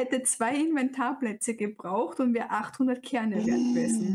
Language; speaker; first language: German; native; German